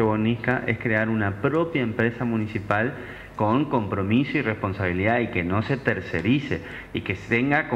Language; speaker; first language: Spanish; native; Spanish